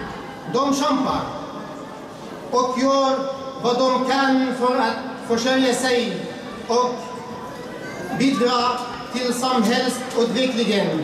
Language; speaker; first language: Swedish; non-native, fluent; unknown